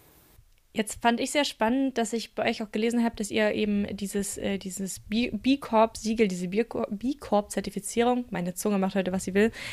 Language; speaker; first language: German; native; German